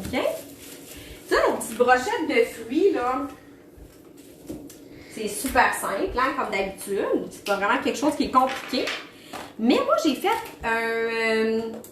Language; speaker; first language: French; native; French